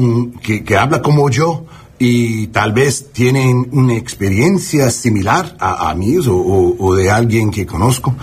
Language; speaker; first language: Spanish; early bilingual, heritage; Spanish